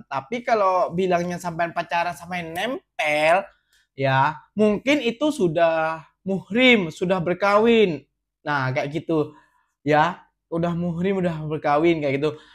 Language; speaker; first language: Indonesian; native; Indonesian